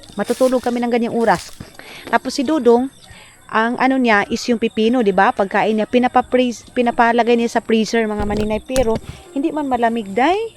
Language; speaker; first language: Filipino; non-native, local second language; Cebuano